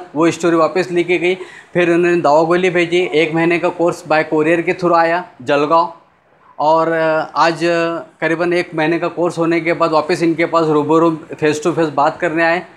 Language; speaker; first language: Hindi; non-native, local second language; Urdu